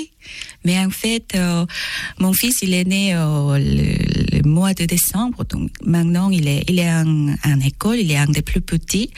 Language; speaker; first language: French; non-native, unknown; Korean